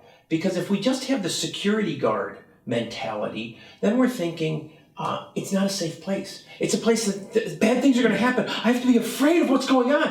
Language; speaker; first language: English; native; English